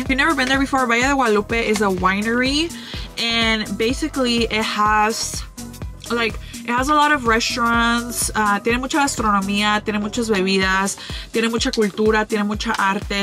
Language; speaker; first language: Spanish; early bilingual, heritage; Spanish